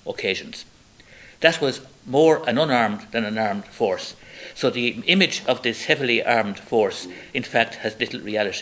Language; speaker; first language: English; native; English